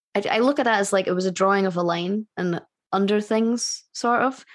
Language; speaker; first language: English; native; English